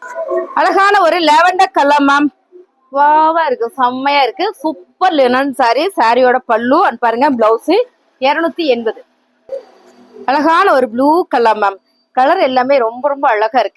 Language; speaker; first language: Tamil; native; Tamil